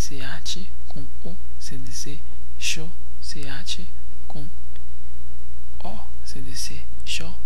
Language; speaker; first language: Spanish; non-native, fluent; Haitian Creole